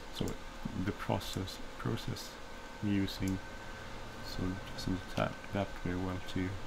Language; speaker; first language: English; non-native, fluent; Swedish